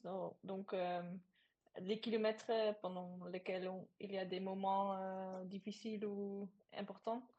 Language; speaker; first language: French; non-native, learner; Dutch